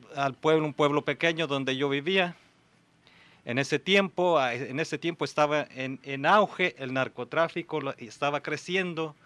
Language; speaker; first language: Spanish; native; Spanish